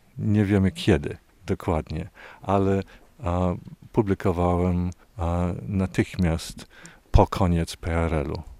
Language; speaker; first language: Polish; non-native, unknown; English